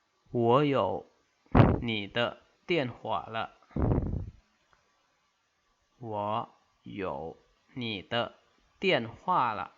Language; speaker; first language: Chinese; non-native, fluent; Lao